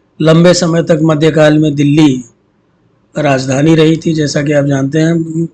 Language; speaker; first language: Hindi; native; Hindi